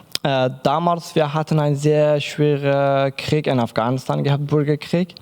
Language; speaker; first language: German; non-native, learner; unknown